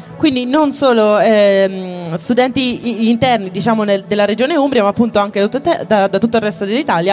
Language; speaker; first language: Italian; native; Italian